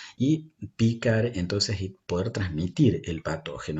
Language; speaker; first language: Spanish; native; Spanish